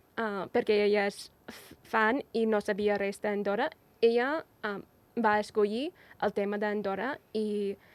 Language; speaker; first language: Catalan; non-native, learner; English